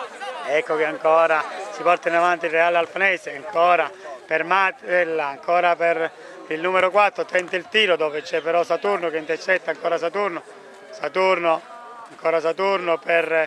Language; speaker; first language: Italian; native; Italian